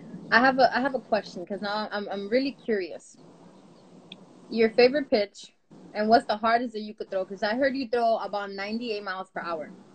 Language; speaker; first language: English; native; English